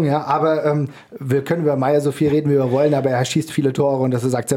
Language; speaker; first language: German; native; German